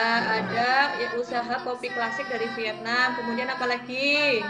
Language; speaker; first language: Indonesian; native; Indonesian